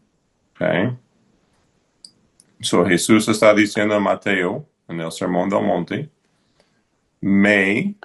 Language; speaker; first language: Spanish; non-native, fluent; English